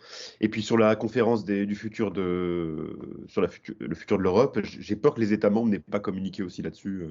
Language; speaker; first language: French; native; French